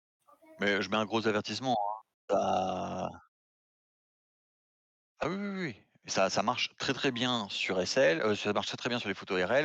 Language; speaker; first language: French; native; French